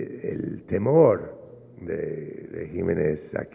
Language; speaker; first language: Spanish; non-native, fluent; English